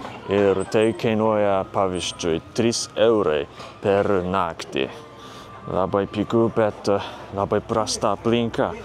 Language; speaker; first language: Lithuanian; non-native, fluent; Japanese